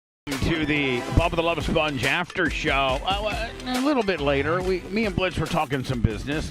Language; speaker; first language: English; native; English